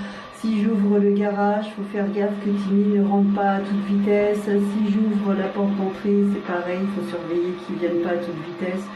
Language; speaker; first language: French; native; French